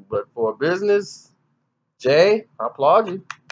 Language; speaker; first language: English; native; English